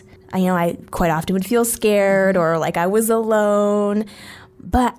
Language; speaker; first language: English; native; English